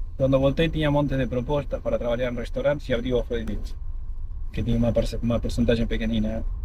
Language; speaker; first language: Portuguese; non-native, fluent; Spanish